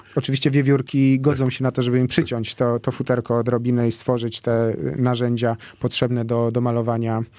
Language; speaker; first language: Polish; native; Polish